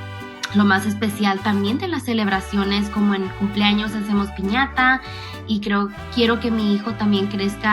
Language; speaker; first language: Spanish; early bilingual, other home language; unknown